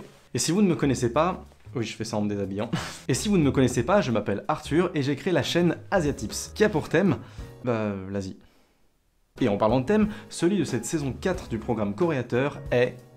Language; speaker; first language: French; native; French